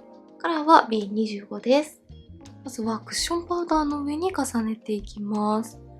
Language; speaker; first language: Japanese; native; Japanese